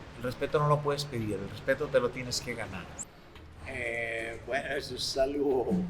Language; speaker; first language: Spanish; native; Spanish